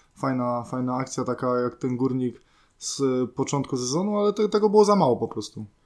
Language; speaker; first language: Polish; native; Polish